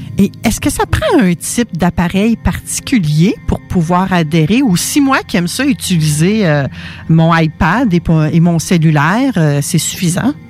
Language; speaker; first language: French; native; French